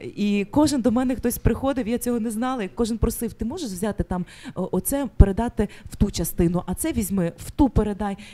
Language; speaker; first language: Ukrainian; native; Ukrainian